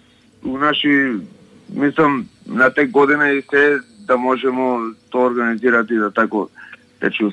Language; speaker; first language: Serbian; non-native, learner; Slovenian